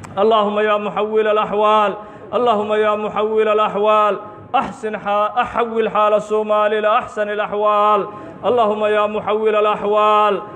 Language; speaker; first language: Arabic; non-native, local second language; Somali